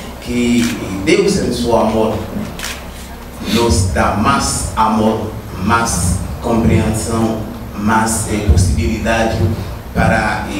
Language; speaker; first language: Portuguese; non-native, learner; Haitian Creole